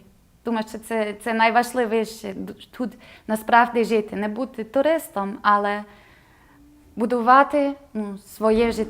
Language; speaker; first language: Ukrainian; non-native, fluent; German